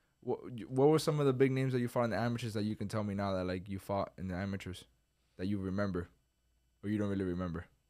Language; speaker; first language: English; early bilingual, other home language; Spanish